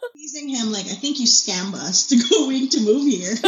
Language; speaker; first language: English; non-native, local second language; Filipino